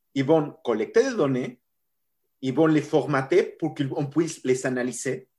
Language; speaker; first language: French; non-native, fluent; Spanish